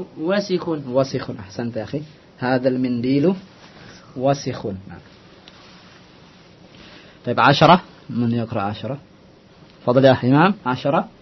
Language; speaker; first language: Arabic; non-native, fluent; Indonesian